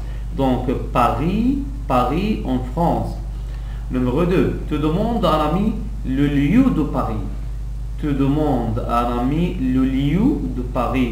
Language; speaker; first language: French; non-native, local second language; Arabic